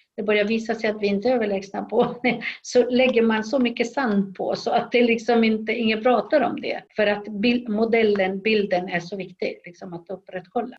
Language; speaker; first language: Swedish; non-native, fluent; Spanish